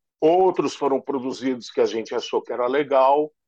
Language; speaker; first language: Portuguese; native; Portuguese